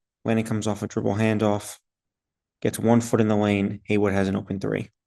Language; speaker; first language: English; native; English